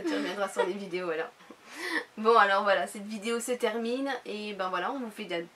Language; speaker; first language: French; native; French